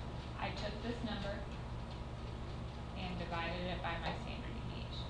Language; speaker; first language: English; native; English